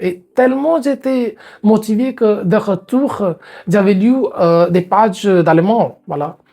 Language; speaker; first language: French; non-native, fluent; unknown